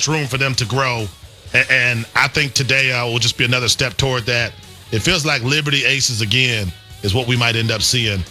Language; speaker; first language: English; native; English